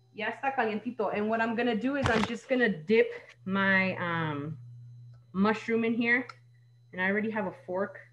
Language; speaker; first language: English; native; English